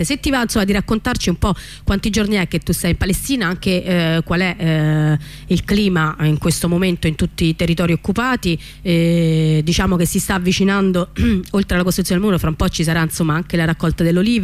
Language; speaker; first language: Italian; native; Italian